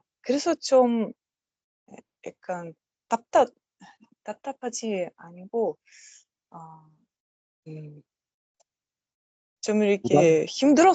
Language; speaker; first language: Korean; non-native, learner; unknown